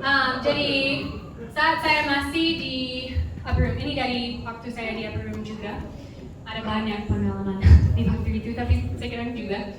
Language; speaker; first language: Indonesian; non-native, fluent; English